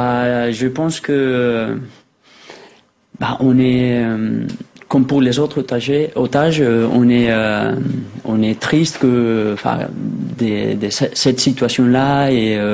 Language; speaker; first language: French; non-native, fluent; Spanish